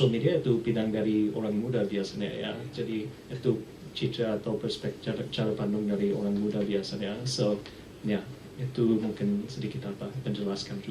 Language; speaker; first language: Indonesian; early bilingual, heritage; English